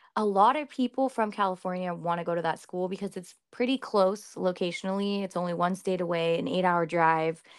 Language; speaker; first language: English; early bilingual, other home language; Hindi